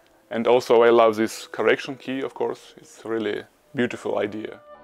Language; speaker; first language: English; non-native, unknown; Ukrainian